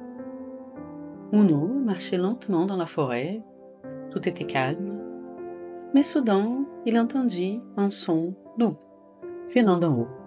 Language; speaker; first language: French; non-native, fluent; Portuguese